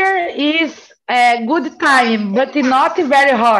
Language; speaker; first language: English; non-native, learner; Portuguese